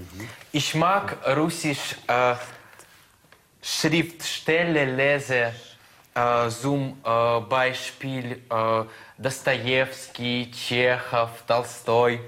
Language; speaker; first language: German; non-native, learner; Russian